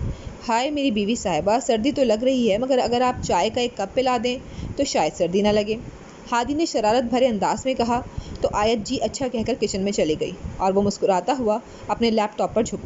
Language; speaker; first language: Urdu; native; Urdu